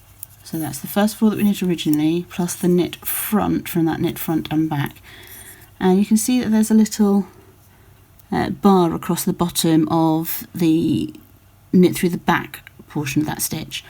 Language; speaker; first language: English; native; English